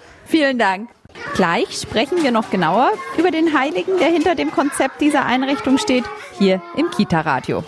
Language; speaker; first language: German; native; German